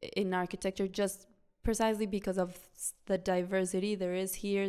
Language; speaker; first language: English; non-native, fluent; Spanish